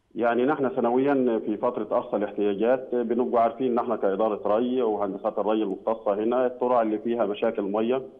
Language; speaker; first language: Egyptian Arabic; native; Egyptian Arabic